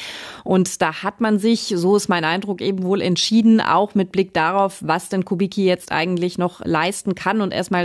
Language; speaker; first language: German; native; German